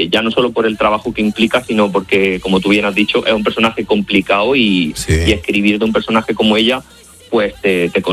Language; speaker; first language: Spanish; native; Spanish